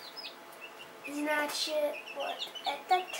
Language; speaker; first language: Russian; early bilingual, heritage; English